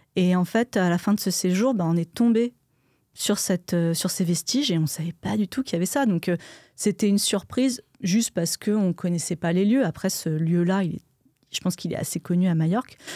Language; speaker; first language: French; native; French